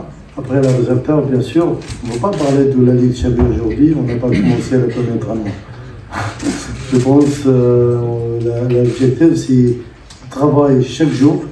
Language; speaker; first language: French; non-native, learner; Arabic